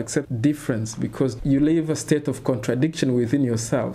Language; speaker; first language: English; non-native, local second language; Kinyarwanda